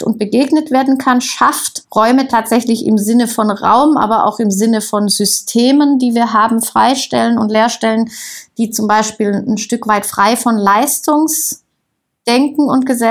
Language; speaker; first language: German; native; German